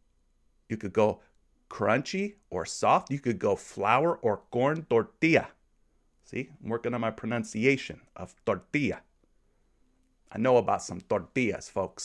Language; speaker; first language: English; native; English